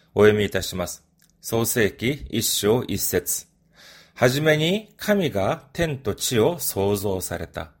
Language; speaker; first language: Japanese; non-native, fluent; Korean